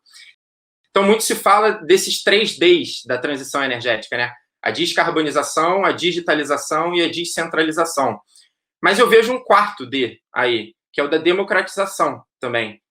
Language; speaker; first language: Portuguese; native; Portuguese